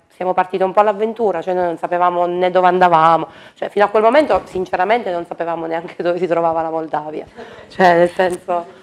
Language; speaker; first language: Italian; native; Italian